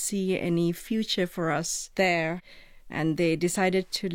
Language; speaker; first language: English; non-native, local second language; Sinhala